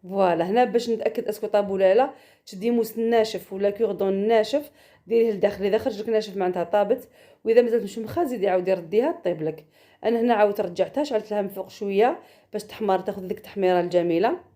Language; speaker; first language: Arabic; native; Arabic